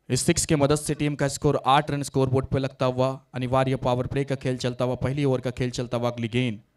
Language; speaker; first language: Hindi; non-native, local second language; Marathi